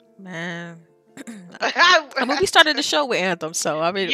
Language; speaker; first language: English; native; English